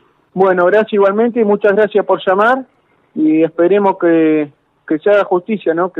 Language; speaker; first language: Spanish; native; Spanish